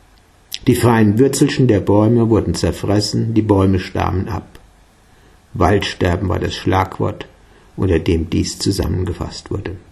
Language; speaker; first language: German; native; German